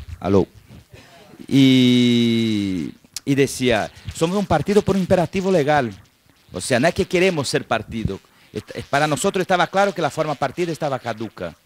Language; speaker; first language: Spanish; non-native, fluent; Portuguese